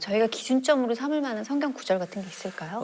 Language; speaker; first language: Korean; native; Korean